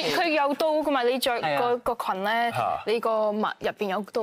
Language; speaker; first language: Cantonese; early bilingual, heritage; Cantonese